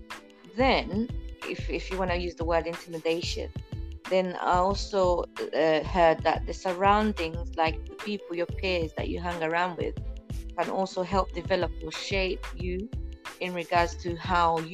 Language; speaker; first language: English; non-native, local second language; Ganda